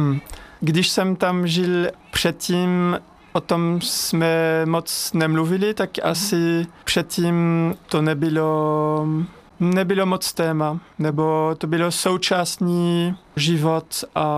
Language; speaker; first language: Czech; non-native, learner; French